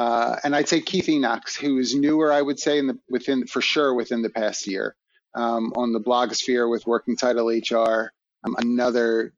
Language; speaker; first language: English; native; English